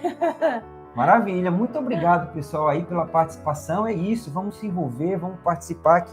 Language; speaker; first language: Portuguese; native; Portuguese